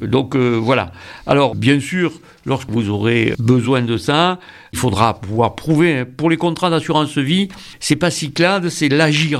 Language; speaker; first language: French; native; French